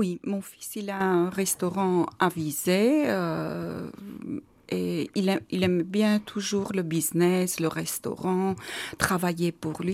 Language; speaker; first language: French; non-native, learner; Armenian